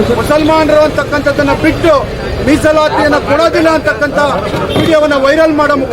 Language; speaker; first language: Kannada; native; Kannada